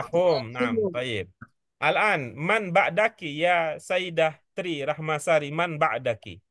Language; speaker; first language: Arabic; non-native, learner; Indonesian